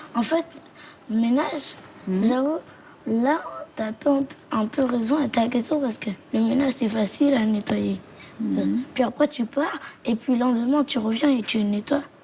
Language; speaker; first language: French; early bilingual, other home language; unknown